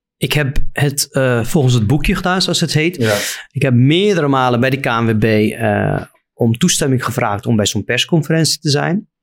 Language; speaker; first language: Dutch; non-native, fluent; Arabic